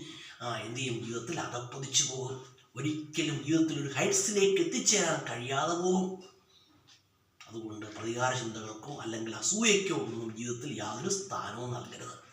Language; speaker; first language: Malayalam; native; Malayalam